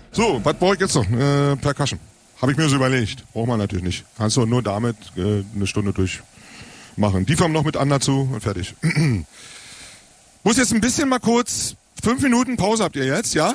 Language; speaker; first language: German; native; German